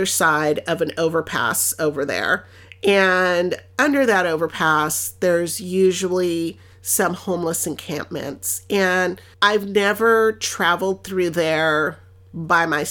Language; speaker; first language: English; early bilingual, other home language; Spanish